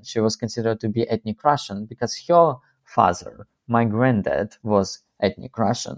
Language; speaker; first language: English; non-native, fluent; Russian